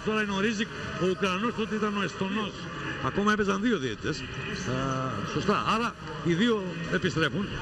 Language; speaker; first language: Greek; native; Greek